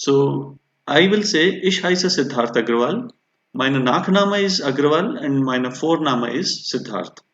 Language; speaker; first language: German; non-native, fluent; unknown